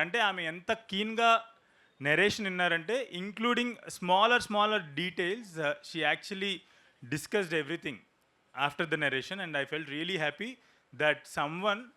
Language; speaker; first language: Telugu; native; Telugu